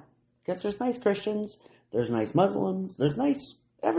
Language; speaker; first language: English; native; English